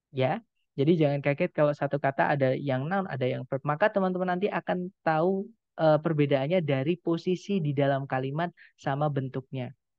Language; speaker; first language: Indonesian; non-native, local second language; Javanese